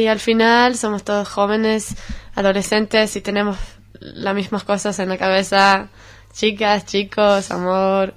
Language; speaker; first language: Spanish; non-native, learner; Hebrew